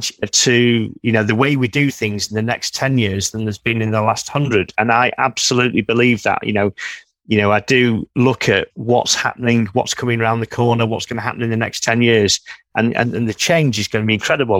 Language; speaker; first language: English; native; English